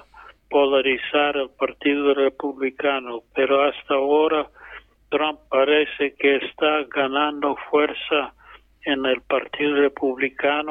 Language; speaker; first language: Spanish; non-native, fluent; English